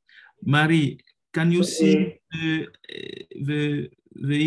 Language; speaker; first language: English; non-native, learner; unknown